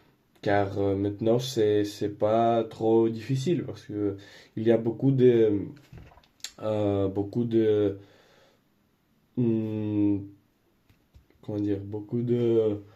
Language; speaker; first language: French; non-native, learner; Spanish